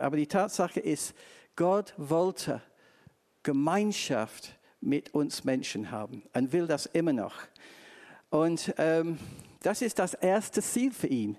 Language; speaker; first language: German; non-native, fluent; English